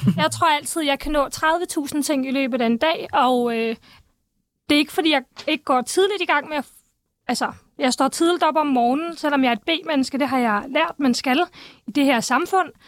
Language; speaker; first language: Danish; early bilingual, other home language; Turkish